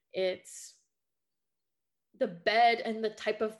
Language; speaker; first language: English; non-native, fluent; French